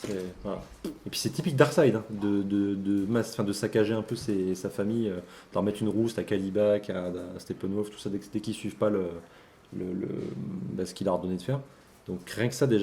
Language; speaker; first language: French; native; French